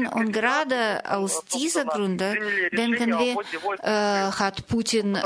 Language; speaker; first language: German; non-native, fluent; Russian